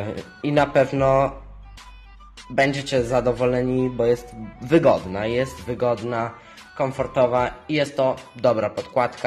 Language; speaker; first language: Polish; native; Polish